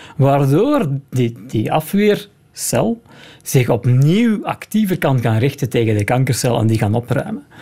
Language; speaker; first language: Dutch; native; Dutch